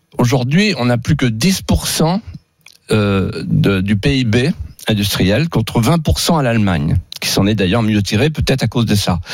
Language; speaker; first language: French; native; French